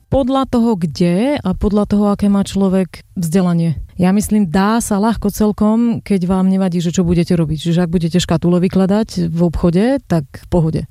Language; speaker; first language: Slovak; native; Slovak